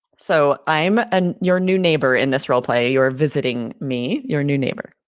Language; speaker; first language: English; native; English